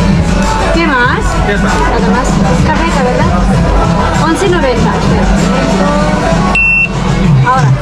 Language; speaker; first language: Spanish; non-native, learner; Filipino